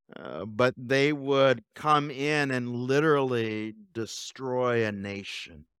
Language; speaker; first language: English; native; English